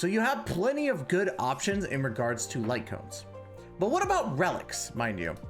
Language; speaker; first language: English; native; English